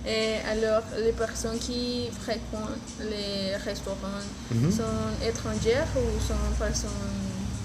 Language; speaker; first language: French; non-native, learner; Spanish